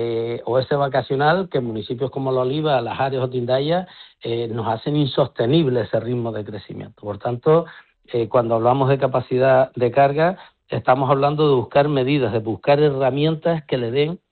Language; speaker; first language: Spanish; native; Spanish